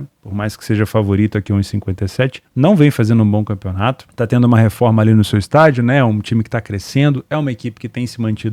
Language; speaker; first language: Portuguese; native; Portuguese